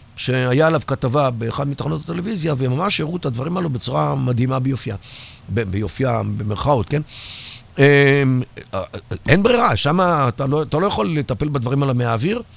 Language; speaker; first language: Hebrew; native; Hebrew